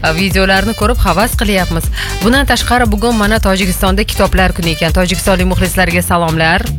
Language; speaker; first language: Uzbek; native; Uzbek